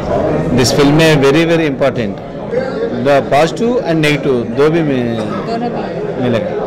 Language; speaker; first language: Hindi; non-native, local second language; Telugu